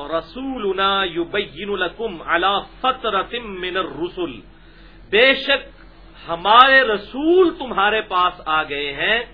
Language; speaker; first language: Urdu; native; Urdu